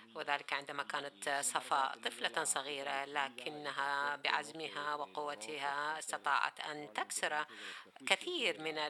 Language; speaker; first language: Arabic; non-native, fluent; Spanish